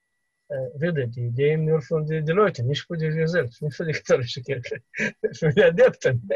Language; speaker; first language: German; non-native, fluent; Russian